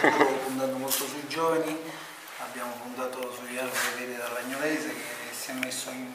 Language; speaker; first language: Italian; native; Italian